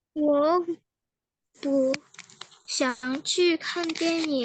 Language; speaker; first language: Chinese; non-native, learner; Indonesian